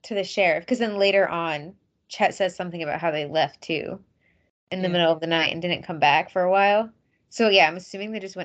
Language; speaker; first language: English; native; English